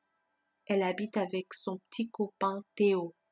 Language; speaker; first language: French; non-native, fluent; Persian